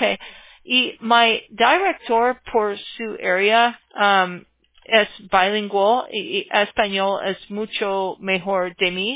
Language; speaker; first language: Spanish; non-native, learner; English